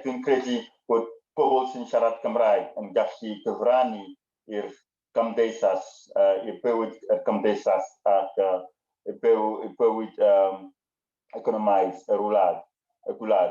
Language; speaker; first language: Welsh; non-native, learner; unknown